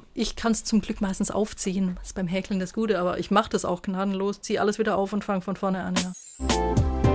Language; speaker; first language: German; native; German